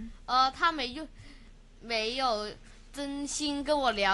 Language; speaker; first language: Chinese; non-native, local second language; Cantonese